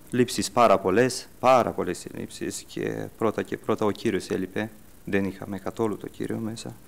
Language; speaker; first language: Greek; early bilingual, heritage; Greek